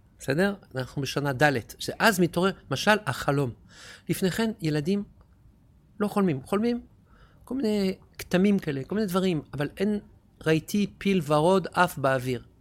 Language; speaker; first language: Hebrew; non-native, fluent; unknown